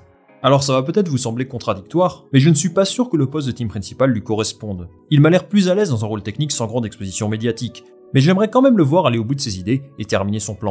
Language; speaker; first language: French; native; French